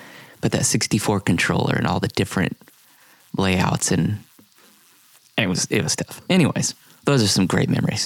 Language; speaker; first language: English; native; English